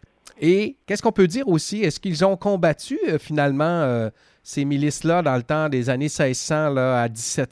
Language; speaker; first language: French; native; French